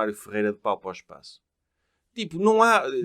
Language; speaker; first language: Portuguese; native; Portuguese